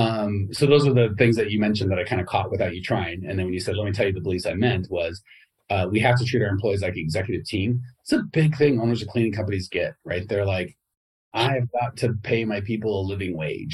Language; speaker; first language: English; native; English